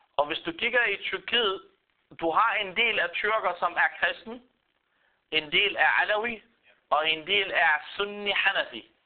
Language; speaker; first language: Danish; non-native, fluent; Arabic